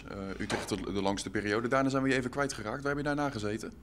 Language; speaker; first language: Dutch; native; Dutch